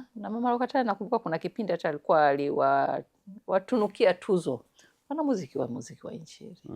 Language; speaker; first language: Swahili; native; Swahili